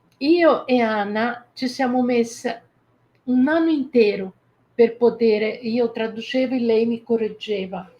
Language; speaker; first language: Italian; non-native, fluent; Portuguese